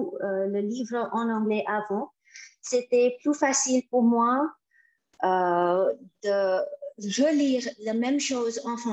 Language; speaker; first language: French; non-native, fluent; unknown